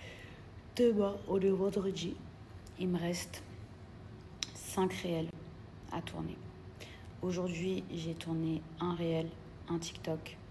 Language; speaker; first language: French; native; French